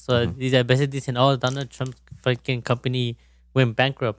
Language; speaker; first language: English; early bilingual, other home language; Spanish